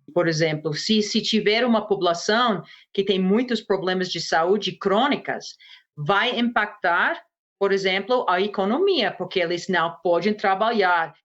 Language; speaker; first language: Portuguese; non-native, fluent; English